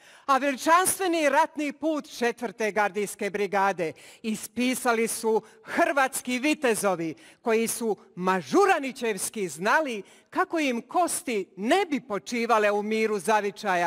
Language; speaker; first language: Bosnian; native; Bosnian